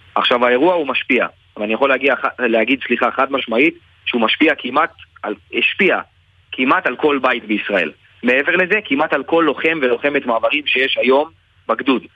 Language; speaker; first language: Hebrew; native; Hebrew